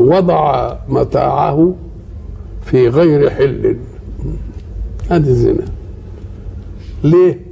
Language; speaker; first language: Arabic; native; Arabic